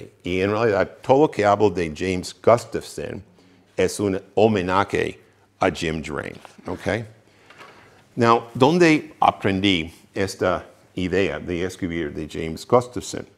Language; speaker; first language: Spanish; non-native, fluent; English